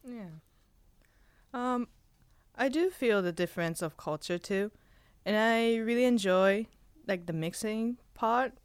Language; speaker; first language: English; non-native, fluent; Spanish